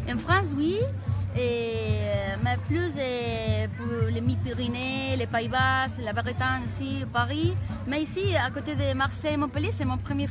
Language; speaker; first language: French; non-native, learner; Galician